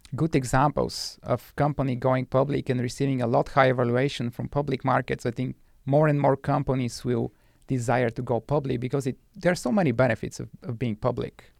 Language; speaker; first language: English; non-native, fluent; Bulgarian